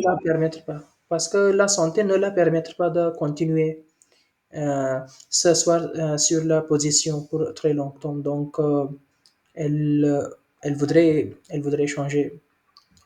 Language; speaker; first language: French; non-native, learner; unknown